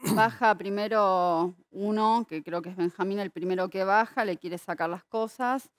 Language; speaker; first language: Spanish; native; Spanish